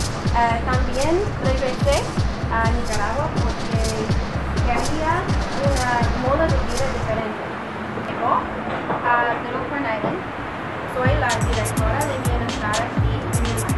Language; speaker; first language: Spanish; early bilingual, heritage; English